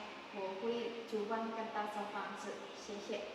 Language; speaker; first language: Chinese; non-native, learner; Indonesian